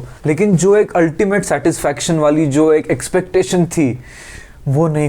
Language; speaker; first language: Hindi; non-native, fluent; Sherpa